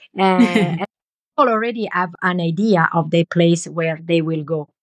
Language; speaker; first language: English; non-native, learner; Italian